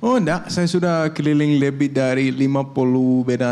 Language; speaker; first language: Indonesian; non-native, learner; Danish